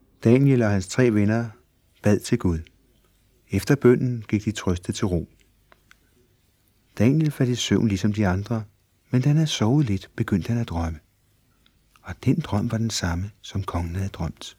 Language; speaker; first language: Danish; native; Danish